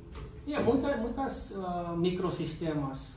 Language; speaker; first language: Portuguese; non-native, learner; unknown